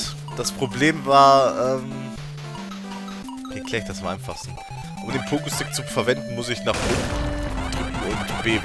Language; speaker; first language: German; native; German